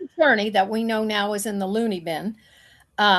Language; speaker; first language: English; native; English